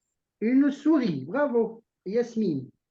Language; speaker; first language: French; non-native, local second language; Arabic